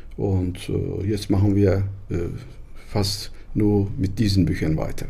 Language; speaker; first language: German; non-native, fluent; Turkish